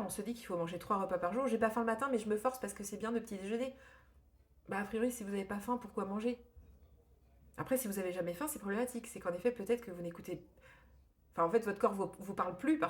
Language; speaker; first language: French; native; French